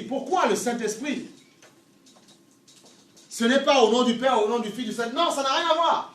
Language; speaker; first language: French; native; French